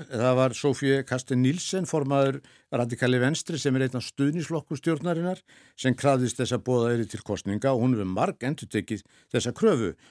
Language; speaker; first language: Icelandic; native; Icelandic